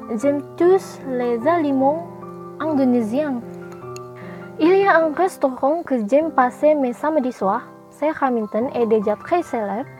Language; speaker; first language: French; non-native, learner; Indonesian